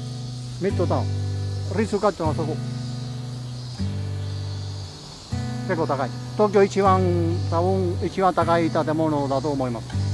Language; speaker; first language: Japanese; non-native, learner; Spanish